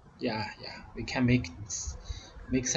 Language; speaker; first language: English; non-native, learner; Vietnamese